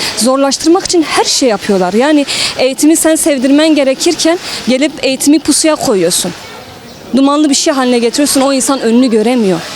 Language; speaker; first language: Turkish; non-native, local second language; Kurdish